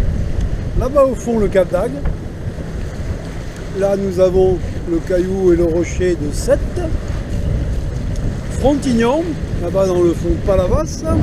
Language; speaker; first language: French; native; French